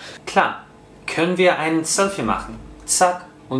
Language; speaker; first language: German; non-native, fluent; Russian